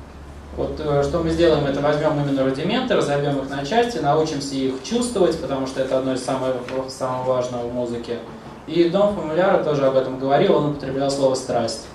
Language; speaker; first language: Russian; native; Russian